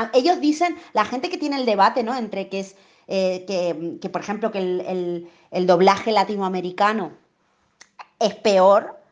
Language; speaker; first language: Spanish; native; Spanish